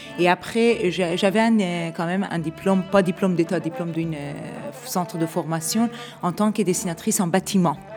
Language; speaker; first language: French; non-native, fluent; Persian